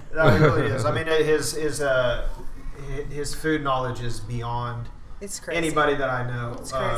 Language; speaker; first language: English; native; English